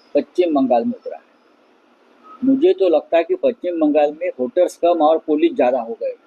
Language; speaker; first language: Hindi; non-native, local second language; Marathi